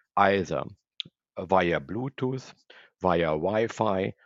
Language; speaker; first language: English; non-native, fluent; German